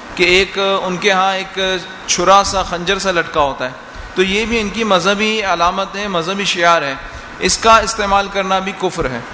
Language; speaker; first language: Urdu; native; Urdu